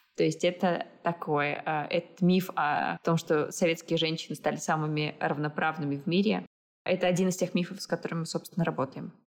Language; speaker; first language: Russian; native; Russian